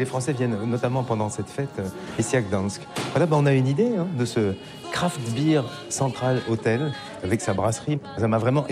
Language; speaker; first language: French; native; French